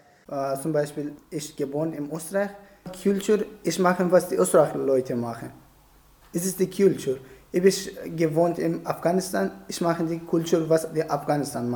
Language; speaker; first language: German; non-native, learner; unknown